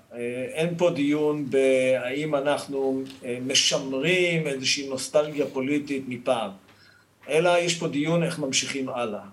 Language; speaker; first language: Hebrew; native; Hebrew